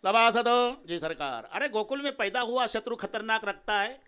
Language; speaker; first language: Hindi; non-native, local second language; Marathi